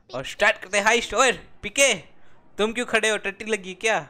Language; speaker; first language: Hindi; non-native, local second language; Gujarati